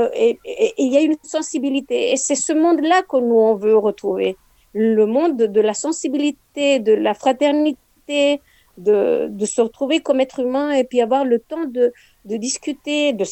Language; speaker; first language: French; non-native, fluent; Spanish